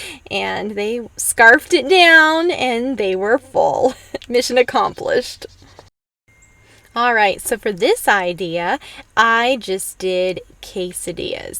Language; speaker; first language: English; native; English